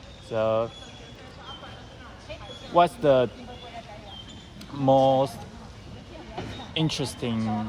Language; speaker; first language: English; non-native, learner; Chinese